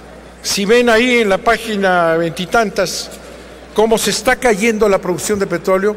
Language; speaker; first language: Spanish; native; Spanish